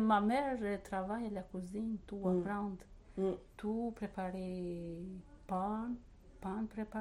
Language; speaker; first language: French; non-native, learner; Albanian